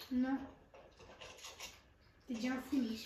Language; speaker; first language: French; native; French